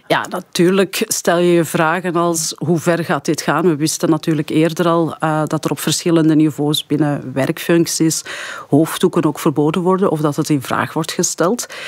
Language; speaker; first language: Dutch; early bilingual, other home language; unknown